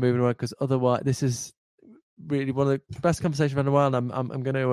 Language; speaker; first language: English; native; English